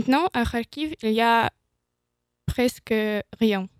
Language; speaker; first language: French; non-native, learner; Ukrainian